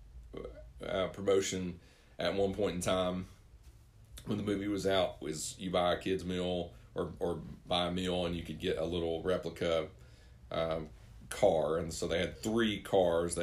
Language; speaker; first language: English; native; English